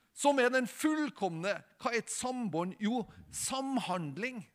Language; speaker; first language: Norwegian; native; Norwegian